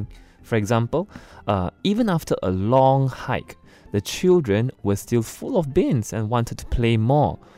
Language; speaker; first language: English; non-native, local second language; Chinese